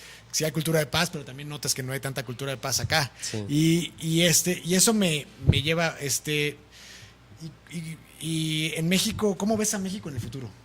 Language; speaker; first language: Spanish; native; Spanish